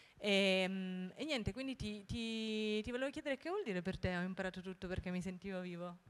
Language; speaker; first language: Italian; native; Italian